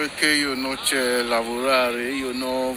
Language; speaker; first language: Italian; non-native, learner; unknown